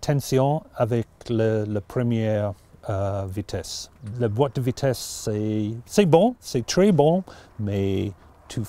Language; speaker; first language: French; non-native, learner; English